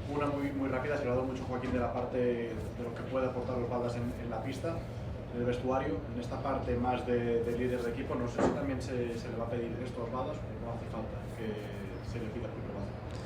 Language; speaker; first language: Spanish; native; Spanish